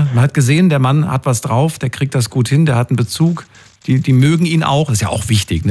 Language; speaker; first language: German; native; German